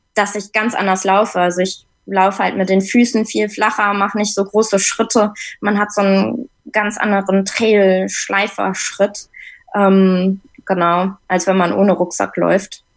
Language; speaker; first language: German; native; German